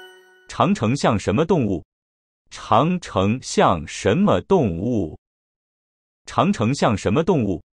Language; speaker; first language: Chinese; non-native, learner; Japanese